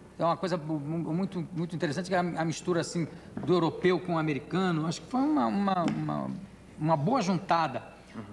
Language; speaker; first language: Portuguese; native; Portuguese